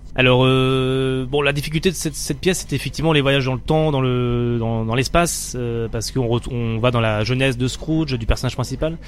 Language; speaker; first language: French; native; French